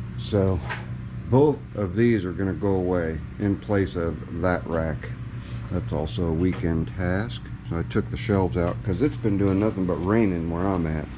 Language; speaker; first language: English; native; English